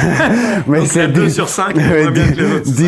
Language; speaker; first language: French; native; French